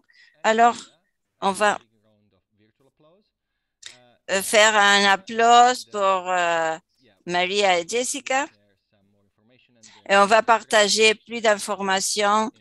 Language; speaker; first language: French; non-native, fluent; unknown